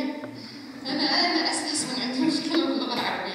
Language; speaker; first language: Arabic; native; Arabic